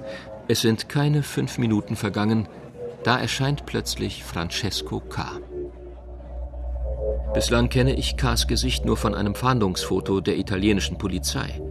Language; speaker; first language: German; native; German